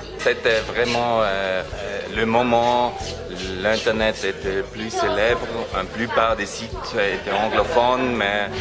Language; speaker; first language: French; non-native, learner; German